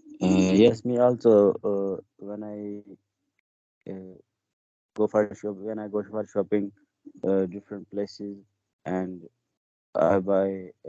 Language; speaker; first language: English; non-native, learner; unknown